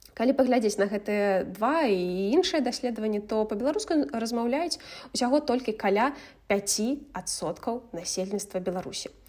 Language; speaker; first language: Belarusian; non-native, local second language; Russian